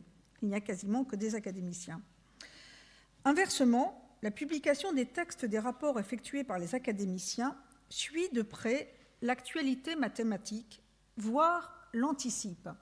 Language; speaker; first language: French; native; French